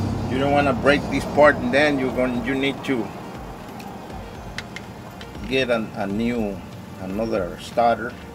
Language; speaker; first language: English; non-native, fluent; Spanish